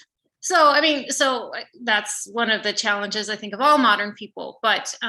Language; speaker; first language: English; native; English